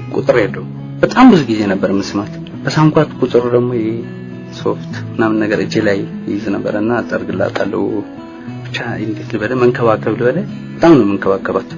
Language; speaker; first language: Amharic; non-native, local second language; Tigrinya